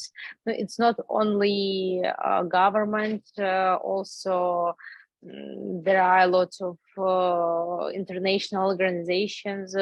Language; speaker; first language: English; non-native, learner; Ukrainian